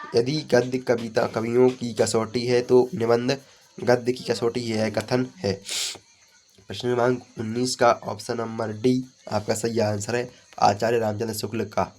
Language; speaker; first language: Hindi; native; Hindi